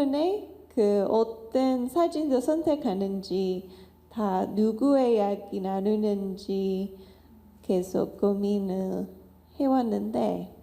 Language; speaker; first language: Korean; non-native, fluent; English